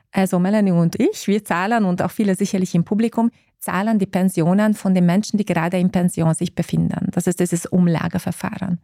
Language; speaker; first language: German; non-native, fluent; Hungarian